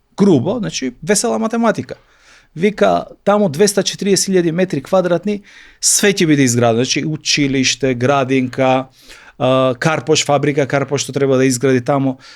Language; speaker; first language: Macedonian; non-native, local second language; Albanian